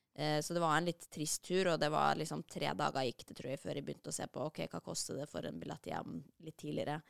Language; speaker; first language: Norwegian; native; Norwegian